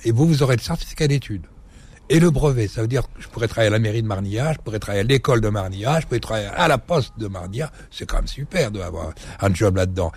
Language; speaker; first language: French; early bilingual, other home language; Arabic